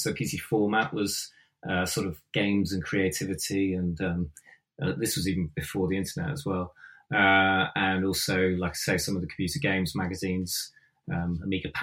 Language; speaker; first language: English; native; English